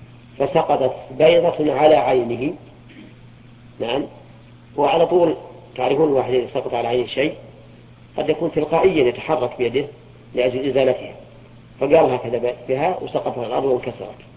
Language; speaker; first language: Arabic; native; Arabic